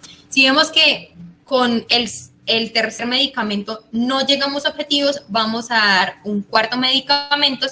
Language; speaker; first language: Spanish; native; Spanish